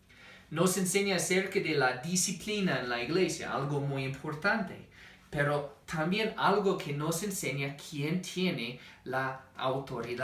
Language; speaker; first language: Spanish; non-native, fluent; English